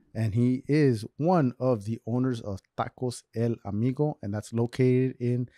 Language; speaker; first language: English; early bilingual, other home language; Spanish